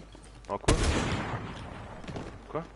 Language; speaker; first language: French; native; French